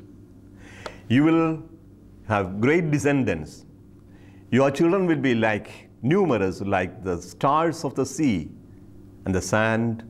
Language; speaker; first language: English; non-native, local second language; Malayalam